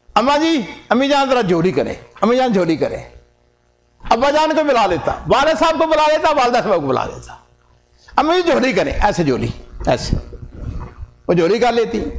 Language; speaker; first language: Urdu; non-native, local second language; Punjabi